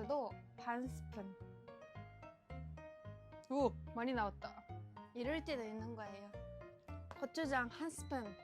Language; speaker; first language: Korean; non-native, fluent; Japanese